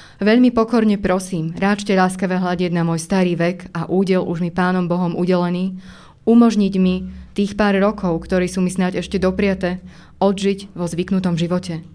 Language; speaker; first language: Slovak; native; Slovak